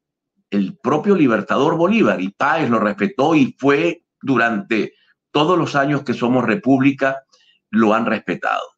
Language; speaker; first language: Spanish; native; Spanish